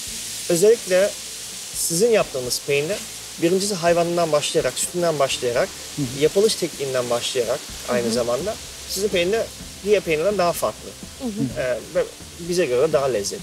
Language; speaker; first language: Turkish; native; Turkish